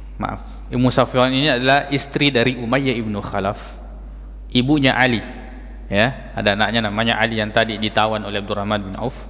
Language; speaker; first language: Malay; native; Malay